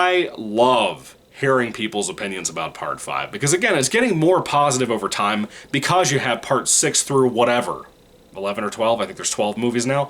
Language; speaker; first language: English; native; English